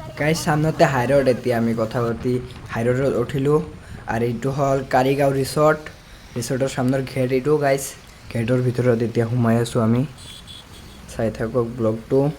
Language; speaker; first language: Assamese; non-native, local second language; Bangla